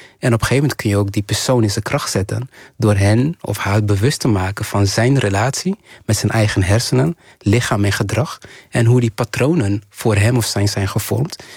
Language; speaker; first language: Dutch; early bilingual, other home language; Kinyarwanda